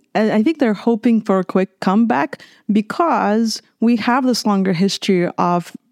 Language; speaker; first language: English; non-native, fluent; Russian